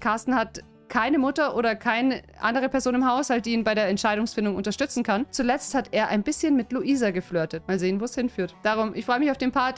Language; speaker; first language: German; native; German